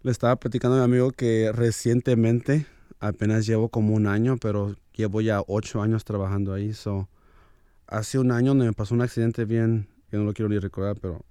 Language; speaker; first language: Spanish; early bilingual, heritage; Spanish